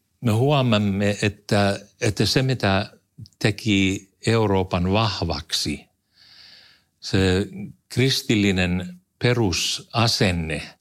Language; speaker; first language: Finnish; non-native, fluent; English